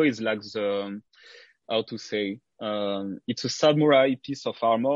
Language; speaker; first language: English; non-native, fluent; French